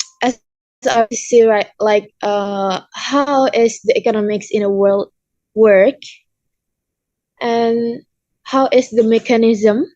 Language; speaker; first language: English; non-native, learner; Indonesian